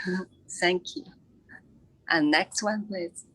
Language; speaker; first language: English; non-native, fluent; Chinese